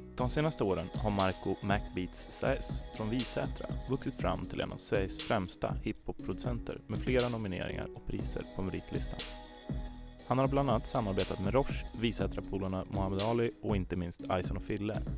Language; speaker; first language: Swedish; native; Swedish